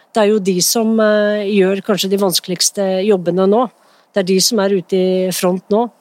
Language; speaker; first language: Norwegian; native; Norwegian